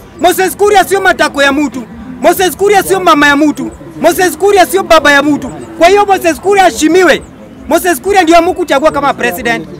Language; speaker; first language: Swahili; native; Swahili